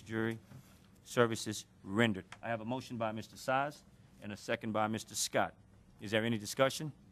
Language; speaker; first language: English; native; English